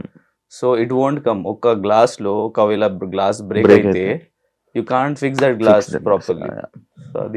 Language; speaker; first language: Telugu; non-native, learner; Hindi